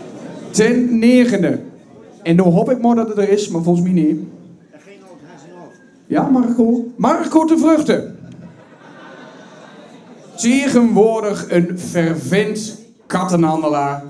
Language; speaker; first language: Dutch; native; Dutch